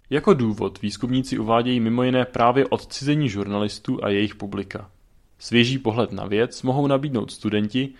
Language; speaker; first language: Czech; native; Czech